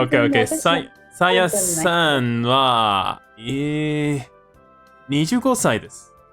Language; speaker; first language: Japanese; non-native, learner; Spanish